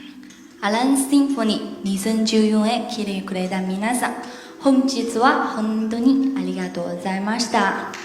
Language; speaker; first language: Japanese; non-native, learner; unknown